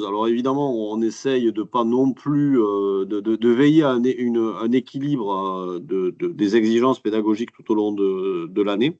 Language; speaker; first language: French; native; French